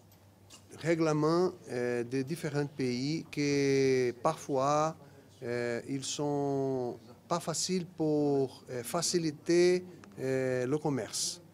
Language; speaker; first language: French; non-native, fluent; Portuguese